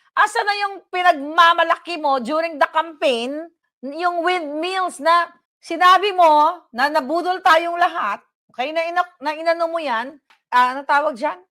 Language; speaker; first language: Filipino; non-native, local second language; Cebuano